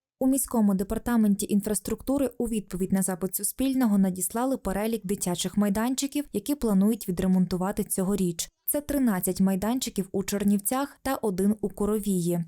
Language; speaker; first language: Ukrainian; native; Ukrainian